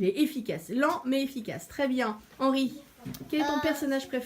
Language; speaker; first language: French; native; French